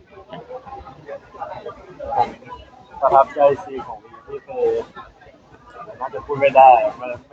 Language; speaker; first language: Thai; native; Thai